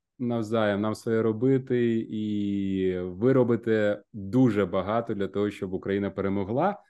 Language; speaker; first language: Ukrainian; non-native, local second language; Russian